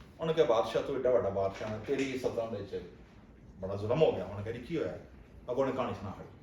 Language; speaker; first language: Punjabi; native; Punjabi